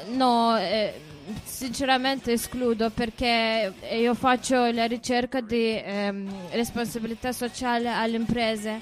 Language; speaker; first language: Italian; non-native, fluent; Russian